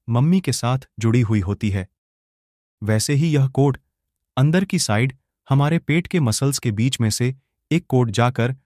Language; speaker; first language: Hindi; non-native, local second language; Gujarati